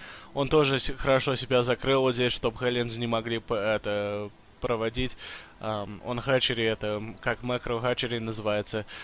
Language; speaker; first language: Russian; early bilingual, heritage; Russian